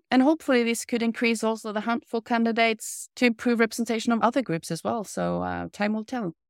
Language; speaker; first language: English; non-native, fluent; Norwegian